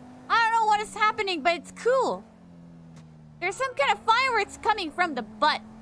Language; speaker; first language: English; non-native, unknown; Japanese